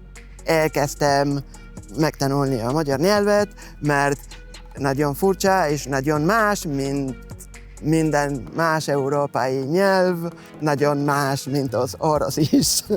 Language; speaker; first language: Hungarian; non-native, fluent; Spanish